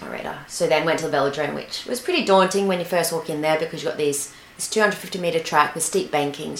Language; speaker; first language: English; native; English